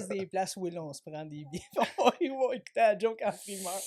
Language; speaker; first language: French; native; French